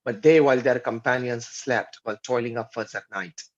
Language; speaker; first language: English; non-native, local second language; Gujarati